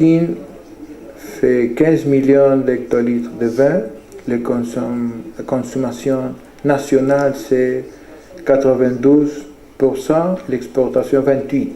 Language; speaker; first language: French; non-native, fluent; Spanish